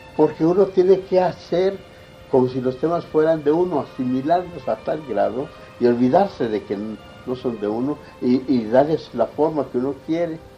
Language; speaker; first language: Spanish; native; Spanish